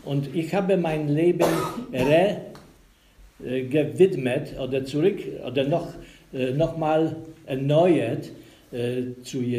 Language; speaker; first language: German; non-native, learner; Polish